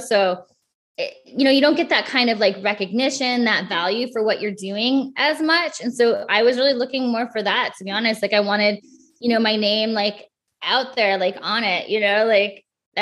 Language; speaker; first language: English; native; English